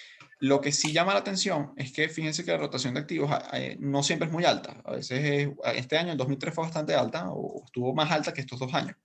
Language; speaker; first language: Spanish; native; Spanish